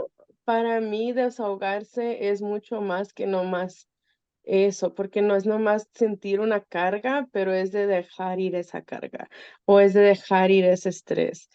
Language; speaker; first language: Spanish; early bilingual, heritage; Spanish